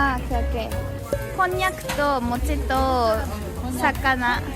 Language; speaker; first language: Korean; non-native, learner; Japanese